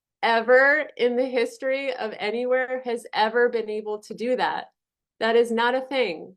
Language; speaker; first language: English; native; English